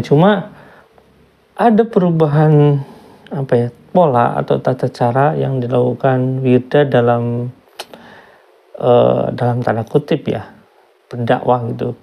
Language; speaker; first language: Indonesian; native; Indonesian